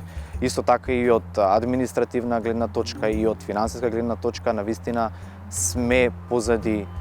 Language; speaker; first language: Macedonian; native; Macedonian